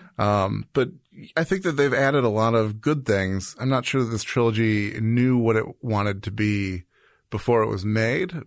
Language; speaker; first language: English; native; English